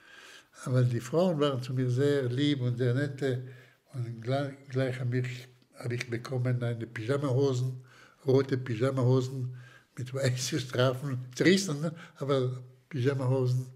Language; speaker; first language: German; non-native, fluent; Slovak